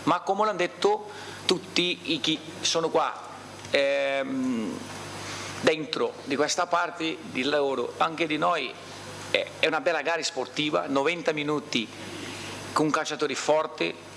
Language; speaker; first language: Italian; non-native, fluent; Portuguese